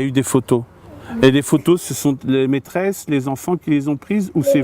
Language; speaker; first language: French; native; French